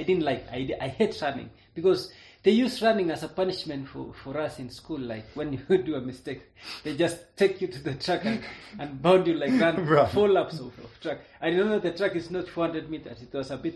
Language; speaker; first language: English; non-native, local second language; Kalenjin